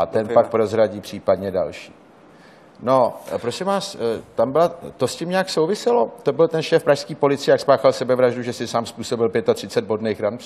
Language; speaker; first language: Czech; native; Czech